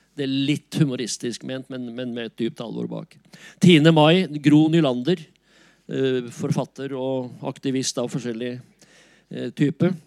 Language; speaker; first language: Norwegian; native; Norwegian